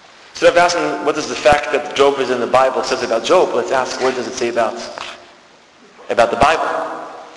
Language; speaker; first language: English; non-native, fluent; Hebrew